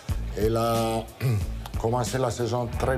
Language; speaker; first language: French; non-native, learner; Italian